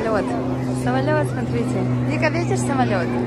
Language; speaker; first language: Russian; native; Russian